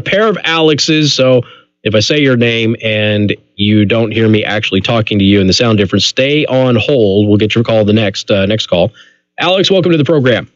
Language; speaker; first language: English; native; English